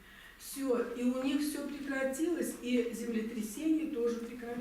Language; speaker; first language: Russian; native; Russian